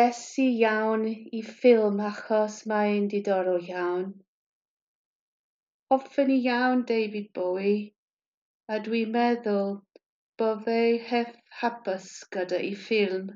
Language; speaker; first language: Welsh; non-native, learner; English